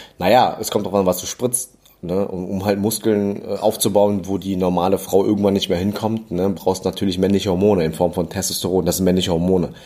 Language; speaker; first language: German; early bilingual, other home language; English